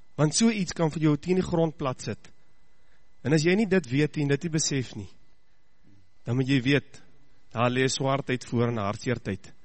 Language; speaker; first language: Afrikaans; native; Afrikaans